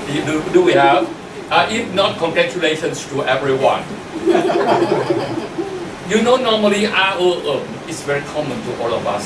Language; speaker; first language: English; non-native, fluent; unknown